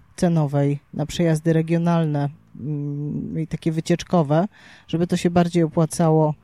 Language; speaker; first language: Polish; native; Polish